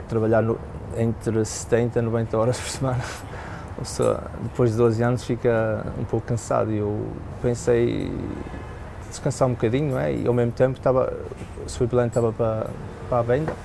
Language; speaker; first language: Portuguese; early bilingual, heritage; Portuguese